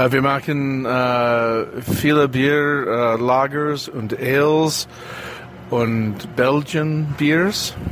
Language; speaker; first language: German; non-native, learner; English